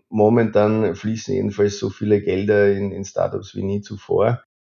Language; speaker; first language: German; native; German